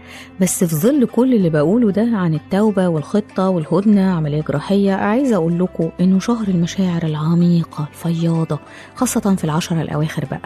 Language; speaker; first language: Arabic; native; Arabic